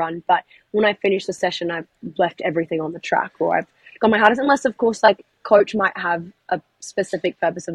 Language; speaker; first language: English; native; English